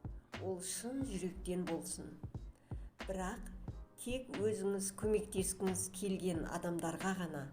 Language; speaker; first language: Kazakh; native; Kazakh